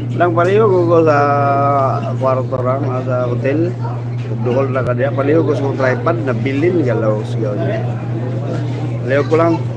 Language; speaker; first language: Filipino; non-native, local second language; Cebuano